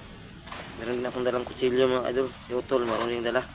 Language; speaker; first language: Filipino; non-native, local second language; Cebuano